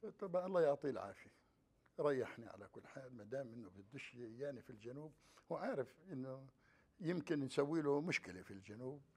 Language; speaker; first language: Arabic; native; Arabic